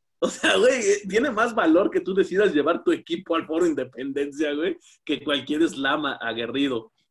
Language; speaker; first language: Spanish; native; Spanish